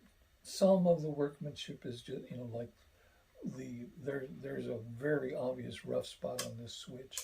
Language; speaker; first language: English; native; English